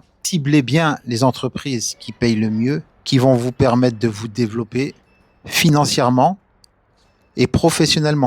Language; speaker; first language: French; native; French